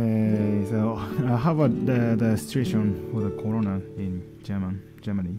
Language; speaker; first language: English; non-native, learner; Japanese